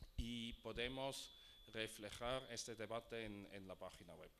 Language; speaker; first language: Spanish; non-native, fluent; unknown